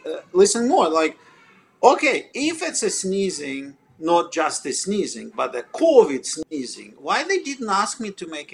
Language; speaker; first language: English; non-native, fluent; Russian